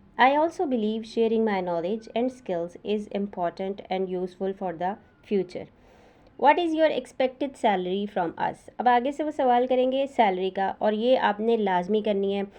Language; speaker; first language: Urdu; native; Urdu